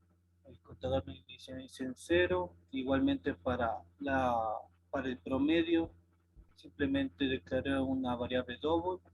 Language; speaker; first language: Spanish; native; Spanish